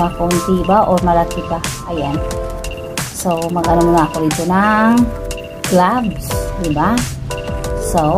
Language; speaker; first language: Filipino; non-native, local second language; Cebuano